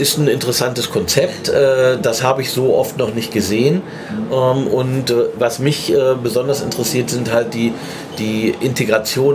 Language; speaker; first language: German; native; German